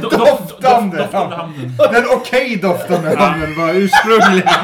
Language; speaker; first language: Swedish; native; Swedish